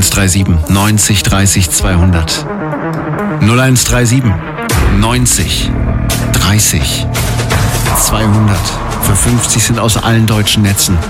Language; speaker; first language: German; native; German